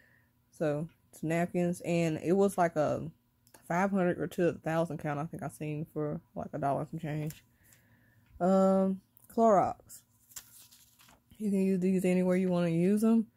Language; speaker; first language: English; native; English